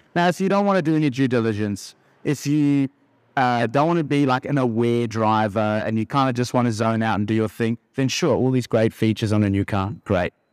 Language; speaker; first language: English; native; English